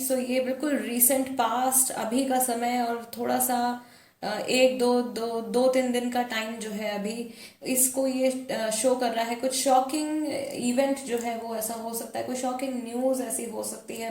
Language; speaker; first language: Hindi; native; Hindi